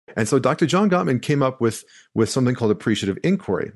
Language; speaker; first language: English; native; English